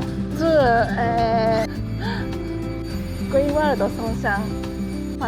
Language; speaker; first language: Chinese; non-native, learner; Japanese